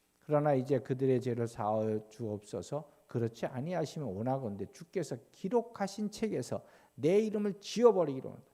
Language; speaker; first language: Korean; native; Korean